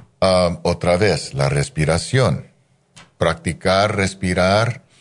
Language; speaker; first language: Spanish; non-native, fluent; English